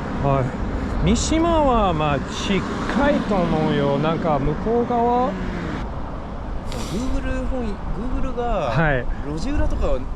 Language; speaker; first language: Japanese; non-native, learner; English